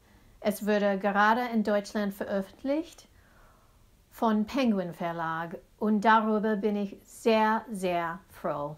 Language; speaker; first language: German; non-native, learner; English